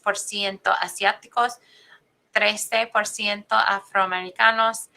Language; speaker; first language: Spanish; non-native, fluent; English